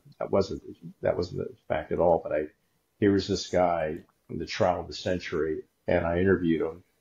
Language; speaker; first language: English; native; English